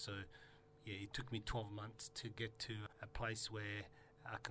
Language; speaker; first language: English; non-native, fluent; Somali